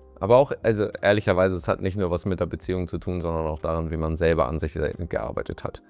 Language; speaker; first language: German; native; German